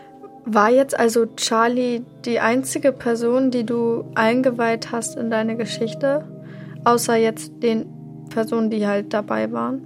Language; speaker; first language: German; native; German